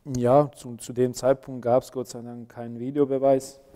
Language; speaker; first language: German; non-native, fluent; Bosnian